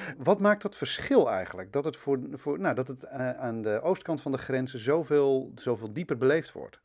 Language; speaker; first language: Dutch; native; Dutch